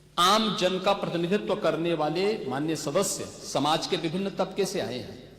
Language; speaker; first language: Hindi; native; Hindi